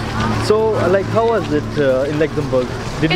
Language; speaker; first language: English; non-native, learner; Hindi